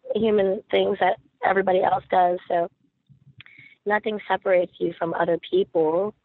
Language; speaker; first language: English; native; English